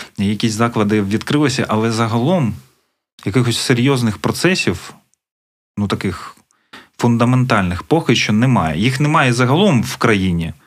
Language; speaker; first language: Ukrainian; native; Ukrainian